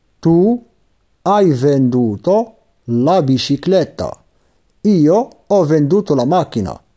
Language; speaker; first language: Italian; non-native, fluent; Arabic